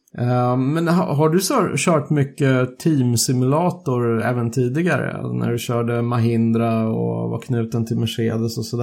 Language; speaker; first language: Swedish; native; Swedish